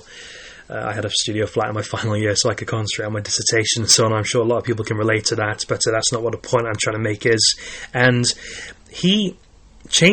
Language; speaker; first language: English; native; English